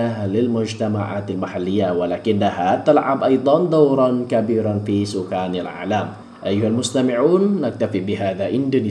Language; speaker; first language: Arabic; non-native, fluent; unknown